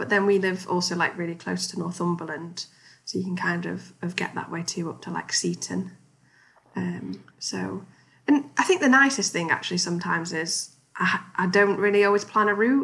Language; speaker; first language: English; native; English